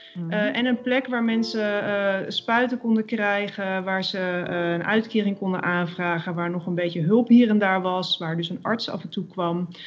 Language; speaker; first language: Dutch; native; Dutch